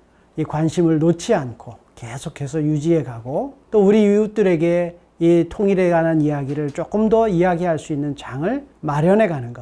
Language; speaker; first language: Korean; native; Korean